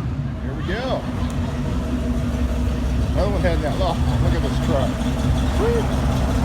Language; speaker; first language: English; native; English